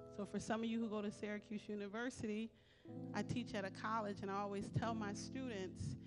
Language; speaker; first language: English; native; English